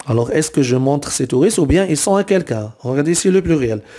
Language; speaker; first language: French; non-native, local second language; Arabic